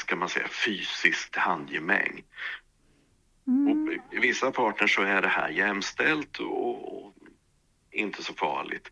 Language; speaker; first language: Swedish; native; Swedish